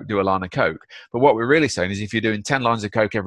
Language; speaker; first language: English; native; English